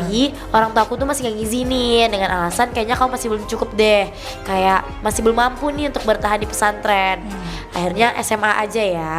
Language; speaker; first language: Indonesian; native; Indonesian